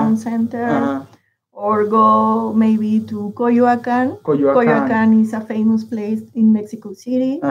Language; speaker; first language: English; non-native, learner; Spanish